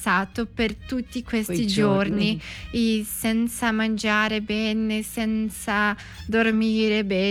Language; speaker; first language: Italian; non-native, learner; Portuguese